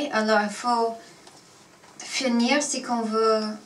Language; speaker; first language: French; non-native, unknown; English